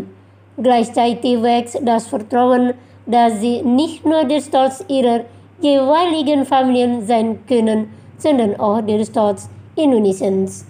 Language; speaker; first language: German; non-native, fluent; Indonesian